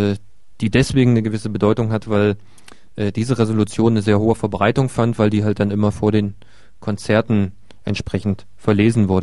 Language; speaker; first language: German; native; German